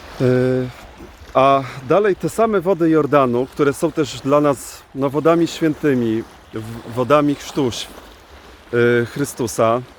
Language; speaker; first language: Polish; native; Polish